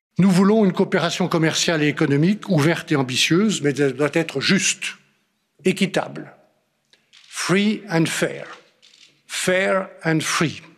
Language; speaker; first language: French; native; French